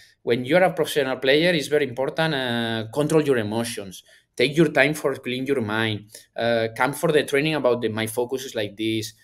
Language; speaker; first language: English; non-native, learner; Spanish